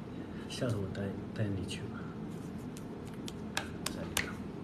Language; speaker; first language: Chinese; non-native, local second language; Tibetan